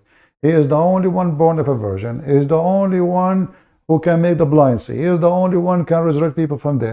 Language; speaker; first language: English; non-native, fluent; Arabic